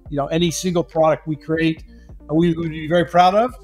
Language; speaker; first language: English; native; English